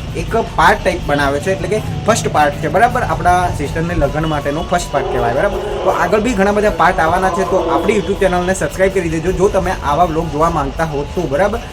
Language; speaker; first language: Gujarati; native; Gujarati